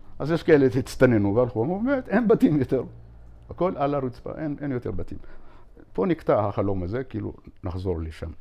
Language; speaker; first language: Hebrew; non-native, local second language; Arabic